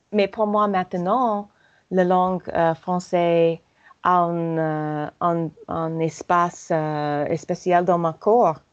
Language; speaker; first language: French; non-native, learner; English